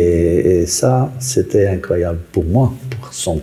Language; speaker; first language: French; non-native, local second language; Dutch